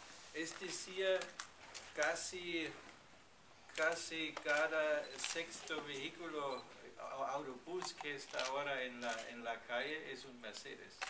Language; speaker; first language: Spanish; non-native, fluent; German